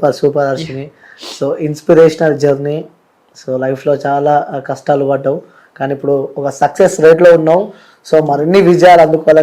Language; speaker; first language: Telugu; native; Telugu